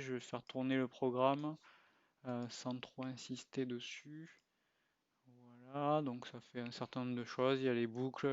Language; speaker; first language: French; native; French